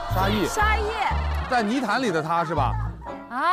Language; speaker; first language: Chinese; native; Chinese